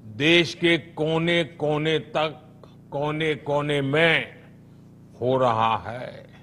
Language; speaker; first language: Hindi; non-native, local second language; Gujarati